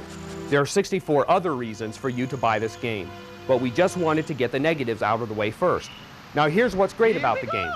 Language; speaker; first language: English; native; English